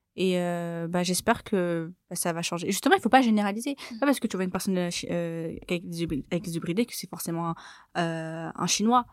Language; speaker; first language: French; native; French